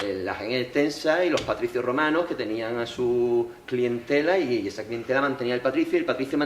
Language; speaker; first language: Spanish; native; Spanish